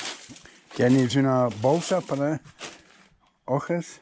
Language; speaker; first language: Spanish; non-native, learner; English